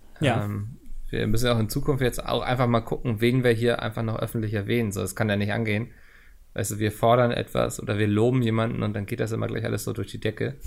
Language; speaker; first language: German; native; German